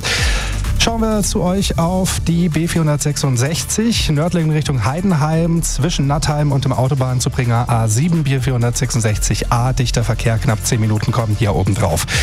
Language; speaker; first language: German; native; German